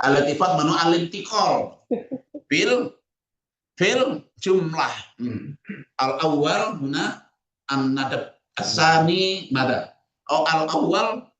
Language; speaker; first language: Arabic; non-native, fluent; Indonesian